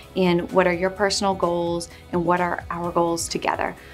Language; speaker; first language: English; native; English